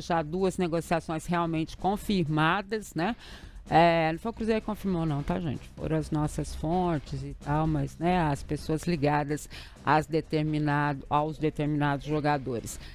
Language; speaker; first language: Portuguese; native; Portuguese